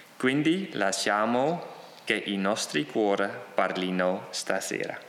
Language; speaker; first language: Italian; non-native, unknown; Dutch